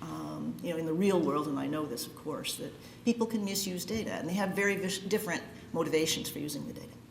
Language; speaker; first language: English; native; English